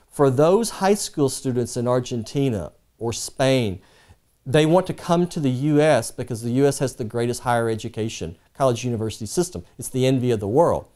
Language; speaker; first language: English; non-native, fluent; Spanish